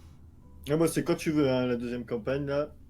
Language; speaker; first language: French; native; French